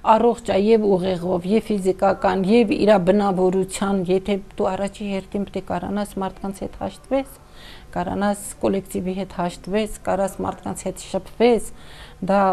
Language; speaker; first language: Armenian; non-native, local second language; Kurdish